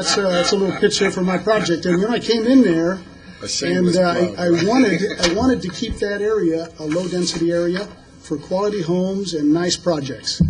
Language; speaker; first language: English; native; English